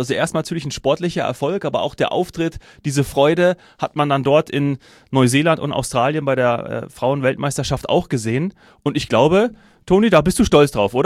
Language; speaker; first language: German; native; German